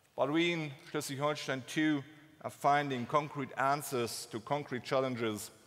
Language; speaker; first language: English; non-native, fluent; German